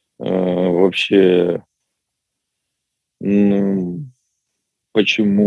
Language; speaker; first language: Russian; native; Russian